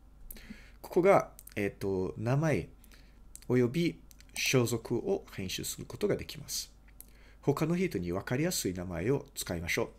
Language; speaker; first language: Japanese; non-native, fluent; Portuguese